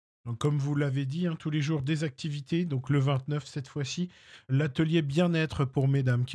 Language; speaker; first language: French; native; French